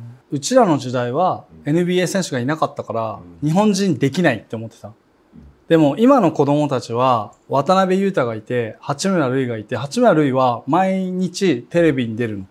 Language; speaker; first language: Japanese; native; Japanese